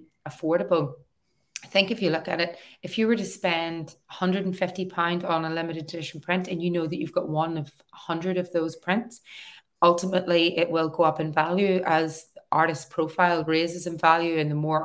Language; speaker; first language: English; native; English